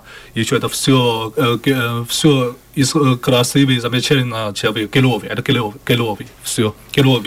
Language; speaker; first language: Russian; non-native, learner; Chinese